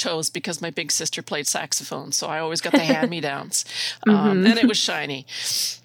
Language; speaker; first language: English; native; English